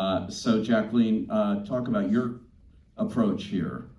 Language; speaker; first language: English; native; English